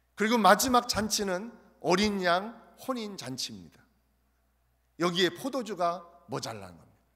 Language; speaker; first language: Korean; native; Korean